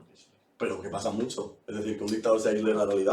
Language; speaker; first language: Spanish; native; Spanish